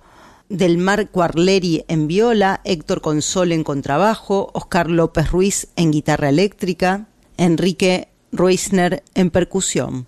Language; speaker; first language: Spanish; native; Spanish